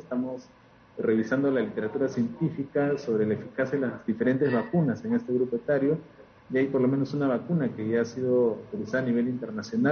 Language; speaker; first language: Spanish; native; Spanish